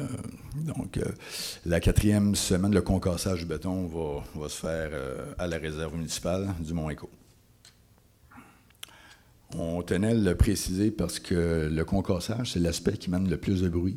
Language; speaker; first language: French; native; French